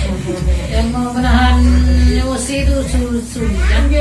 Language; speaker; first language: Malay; non-native, local second language; Madurese